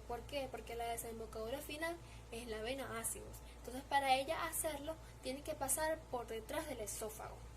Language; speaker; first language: Spanish; native; Spanish